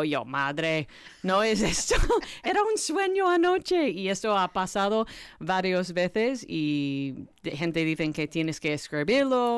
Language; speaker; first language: Spanish; non-native, learner; English